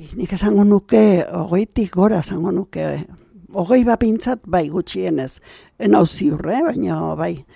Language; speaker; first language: Basque; native; Basque